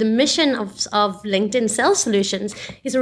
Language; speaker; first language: English; native; English